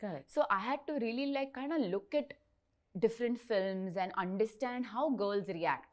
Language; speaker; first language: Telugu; non-native, learner; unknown